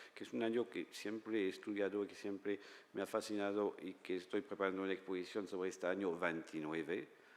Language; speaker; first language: Spanish; non-native, fluent; French